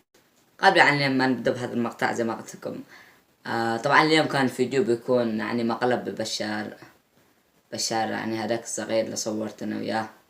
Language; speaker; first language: Arabic; native; Arabic